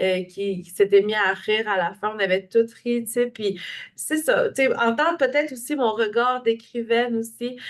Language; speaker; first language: French; native; French